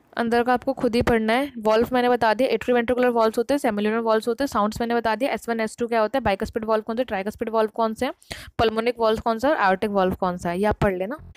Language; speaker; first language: Hindi; native; Hindi